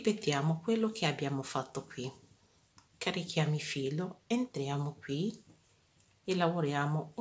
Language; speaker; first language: Italian; non-native, fluent; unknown